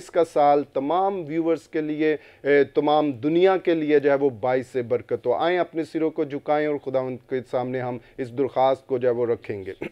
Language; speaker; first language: Urdu; non-native, local second language; Punjabi